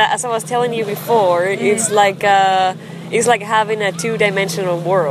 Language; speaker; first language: English; non-native, fluent; Spanish